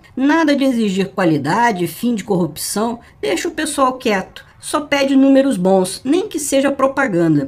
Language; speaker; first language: Portuguese; native; Portuguese